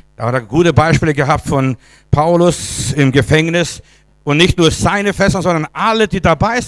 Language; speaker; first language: German; native; German